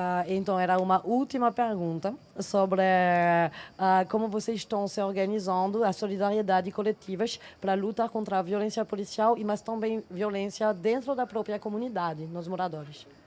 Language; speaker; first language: Portuguese; non-native, fluent; French